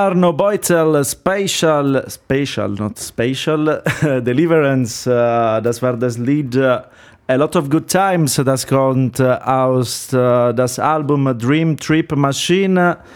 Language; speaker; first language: German; non-native, learner; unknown